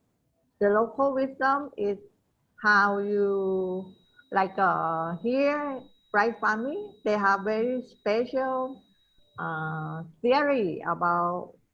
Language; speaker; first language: English; non-native, fluent; Thai